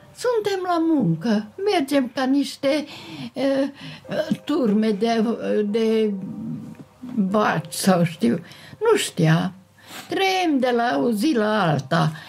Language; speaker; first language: Romanian; non-native, local second language; Hungarian